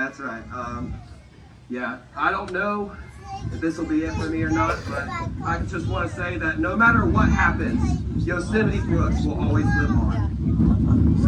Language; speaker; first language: English; native; English